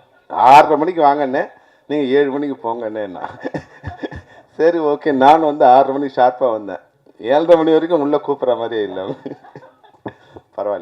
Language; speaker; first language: Tamil; native; Tamil